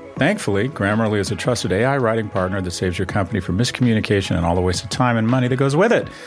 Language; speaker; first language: English; native; English